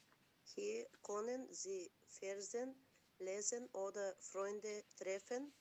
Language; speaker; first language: German; non-native, learner; Macedonian